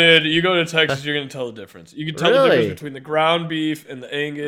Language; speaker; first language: English; native; English